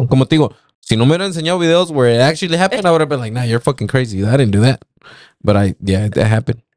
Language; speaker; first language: English; early bilingual, other home language; Spanish